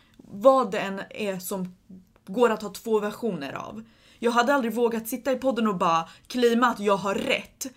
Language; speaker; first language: Swedish; early bilingual, other home language; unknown